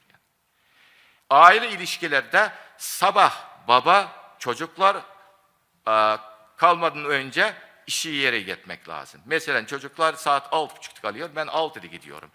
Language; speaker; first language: Turkish; non-native, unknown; Japanese